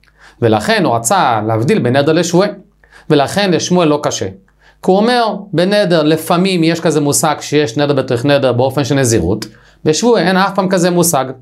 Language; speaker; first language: Hebrew; native; Hebrew